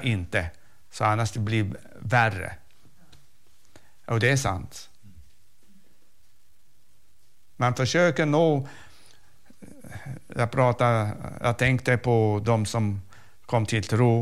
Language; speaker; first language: Swedish; non-native, fluent; Arabic